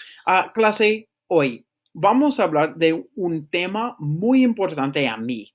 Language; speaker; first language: Spanish; non-native, fluent; English